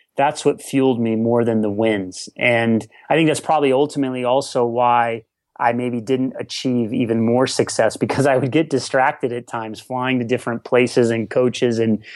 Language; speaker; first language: English; native; English